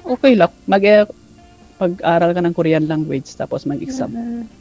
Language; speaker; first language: Filipino; non-native, local second language; Kinaray-a